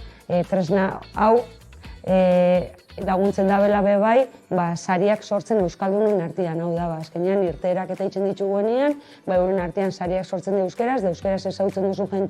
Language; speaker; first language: Basque; native; Basque